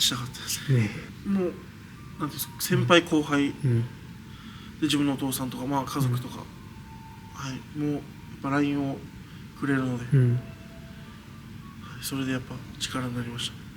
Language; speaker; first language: Japanese; native; Japanese